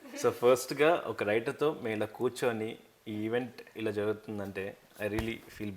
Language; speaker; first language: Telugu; native; Telugu